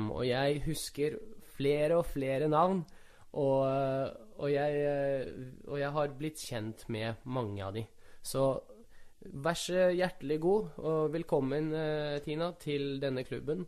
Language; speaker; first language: Norwegian; early bilingual, other home language; Russian